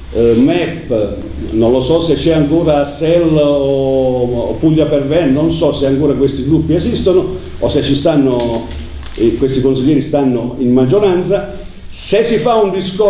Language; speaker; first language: Italian; native; Italian